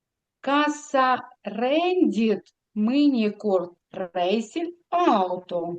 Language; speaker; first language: Estonian; non-native, learner; Russian